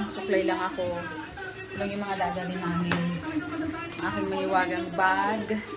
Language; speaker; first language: Filipino; native; Filipino